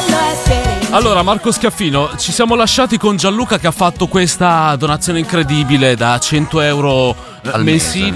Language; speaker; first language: Italian; native; Italian